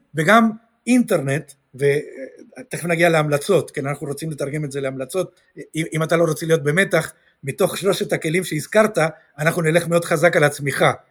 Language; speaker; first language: Hebrew; non-native, fluent; Spanish